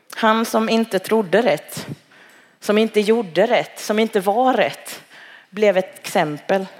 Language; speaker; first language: Swedish; early bilingual, other home language; Cantonese